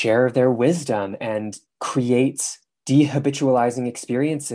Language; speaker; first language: English; native; English